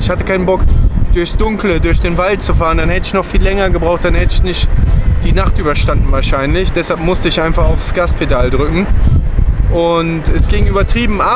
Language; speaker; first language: German; native; German